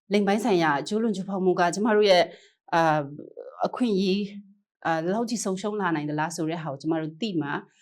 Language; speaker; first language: Burmese; non-native, local second language; Kachin